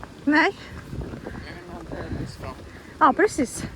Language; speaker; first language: Swedish; non-native, learner; Russian